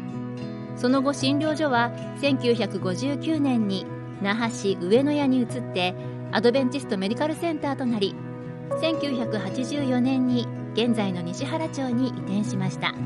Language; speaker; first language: Japanese; native; Japanese